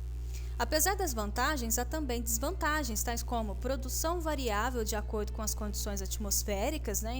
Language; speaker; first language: Portuguese; native; Portuguese